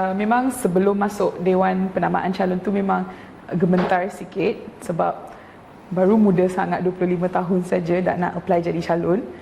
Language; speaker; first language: Malay; non-native, local second language; Tamil